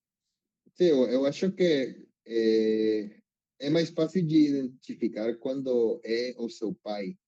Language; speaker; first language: Portuguese; non-native, learner; Spanish